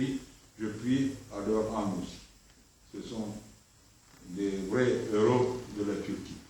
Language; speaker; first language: French; non-native, fluent; Turkish